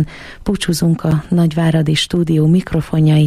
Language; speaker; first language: Hungarian; native; Hungarian